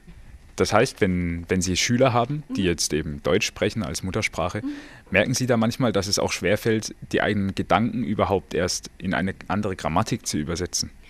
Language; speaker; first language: German; native; German